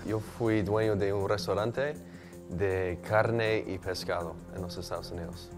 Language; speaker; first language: Spanish; non-native, fluent; English